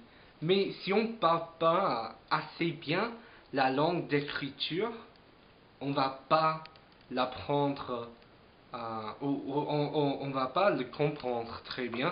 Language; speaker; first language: French; non-native, fluent; English